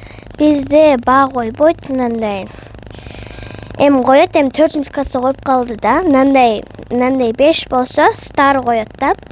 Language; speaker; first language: Kyrgyz; early bilingual, heritage; Kyrgyz